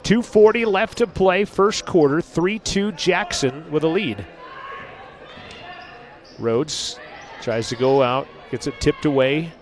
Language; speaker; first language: English; native; English